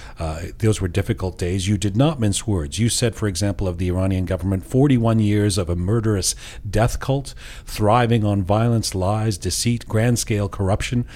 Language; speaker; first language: English; early bilingual, other home language; Persian